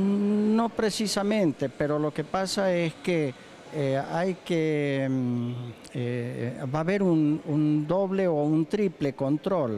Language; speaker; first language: Spanish; native; Spanish